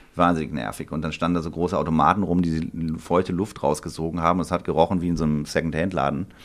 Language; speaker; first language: German; native; German